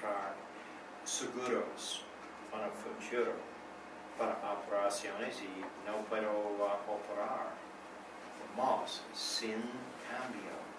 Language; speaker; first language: Spanish; non-native, learner; English